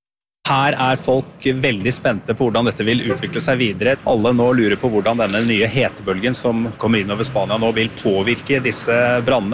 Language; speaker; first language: Norwegian; native; Norwegian